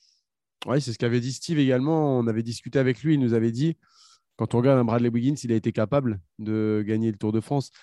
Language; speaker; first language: French; native; French